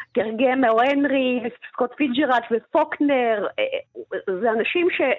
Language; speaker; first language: Hebrew; early bilingual, other home language; Russian